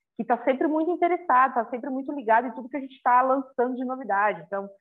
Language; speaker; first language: Portuguese; native; Portuguese